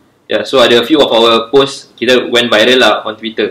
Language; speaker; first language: English; non-native, local second language; Malay